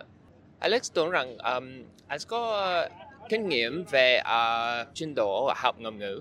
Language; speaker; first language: Vietnamese; non-native, learner; English